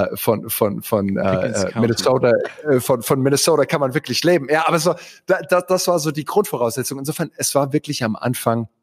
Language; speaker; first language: German; native; German